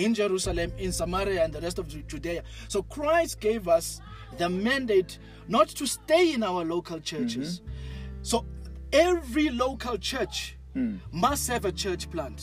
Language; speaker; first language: English; non-native, local second language; Xhosa